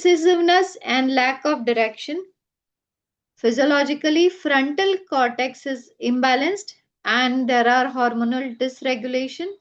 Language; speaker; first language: English; non-native, local second language; Gujarati